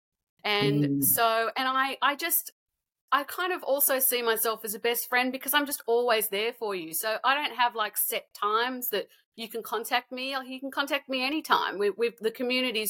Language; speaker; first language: English; native; English